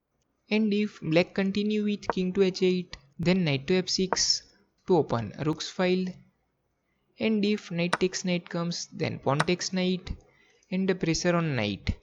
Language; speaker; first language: English; non-native, fluent; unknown